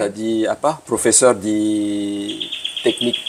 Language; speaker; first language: Indonesian; early bilingual, heritage; Javanese